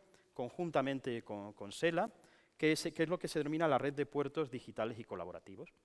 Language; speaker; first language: Spanish; native; Spanish